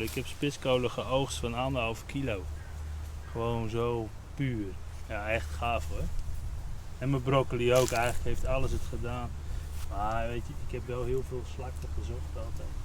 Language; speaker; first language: Dutch; native; Dutch